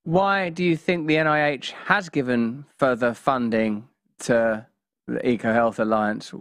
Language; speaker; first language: English; native; English